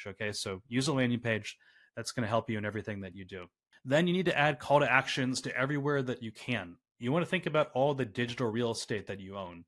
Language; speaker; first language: English; native; English